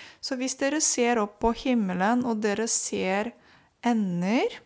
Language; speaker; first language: Norwegian; non-native, fluent; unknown